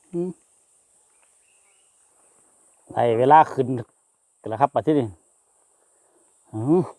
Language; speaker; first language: Thai; non-native, local second language; Northeastern Thai